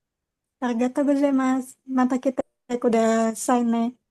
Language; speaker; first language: Japanese; non-native, learner; Indonesian